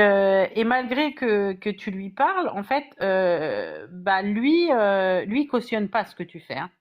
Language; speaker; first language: French; native; French